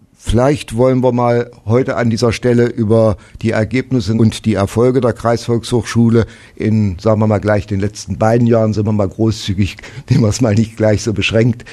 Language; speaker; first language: German; native; German